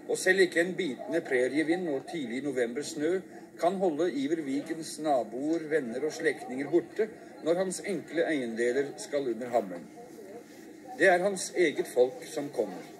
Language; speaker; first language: Norwegian; native; Norwegian